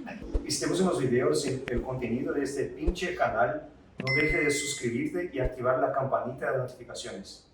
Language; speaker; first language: Spanish; non-native, fluent; Portuguese